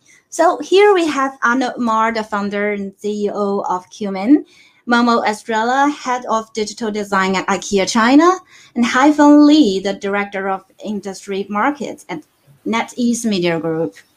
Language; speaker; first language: English; non-native, fluent; Chinese